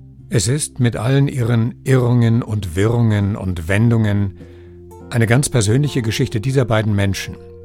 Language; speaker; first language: German; native; German